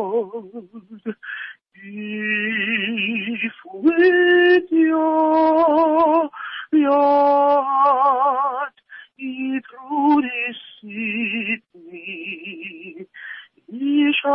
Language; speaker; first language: English; non-native, local second language; Zulu